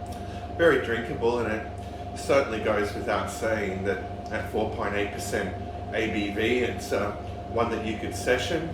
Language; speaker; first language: English; native; English